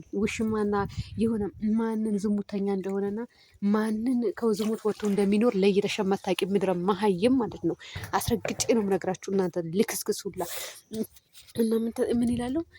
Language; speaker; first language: Amharic; non-native, local second language; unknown